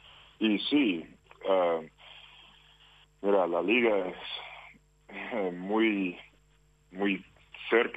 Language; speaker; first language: Spanish; non-native, fluent; English